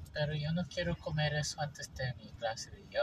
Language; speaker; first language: Spanish; early bilingual, heritage; English